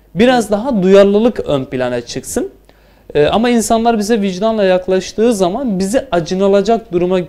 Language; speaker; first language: Turkish; native; Turkish